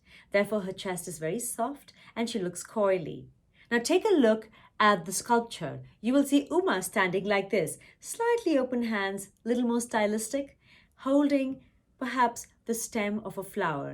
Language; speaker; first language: English; non-native, local second language; Tamil